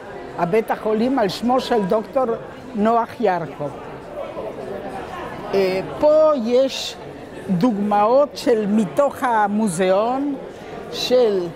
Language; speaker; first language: Hebrew; non-native, local second language; Spanish